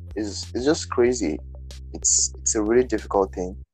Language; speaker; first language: English; non-native, local second language; Yoruba